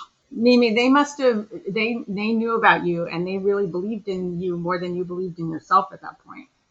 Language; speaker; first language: English; native; English